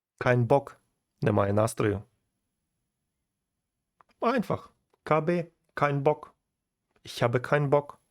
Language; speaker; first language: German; non-native, fluent; Ukrainian